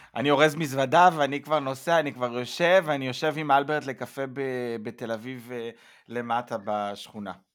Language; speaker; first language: Hebrew; native; Hebrew